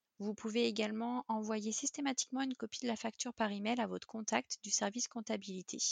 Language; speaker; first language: French; native; French